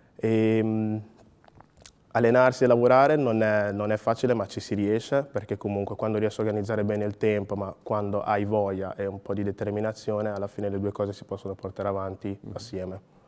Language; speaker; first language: Italian; early bilingual, other home language; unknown